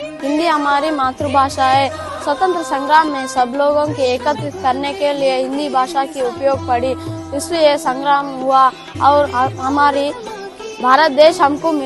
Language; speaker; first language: Hindi; non-native, local second language; Telugu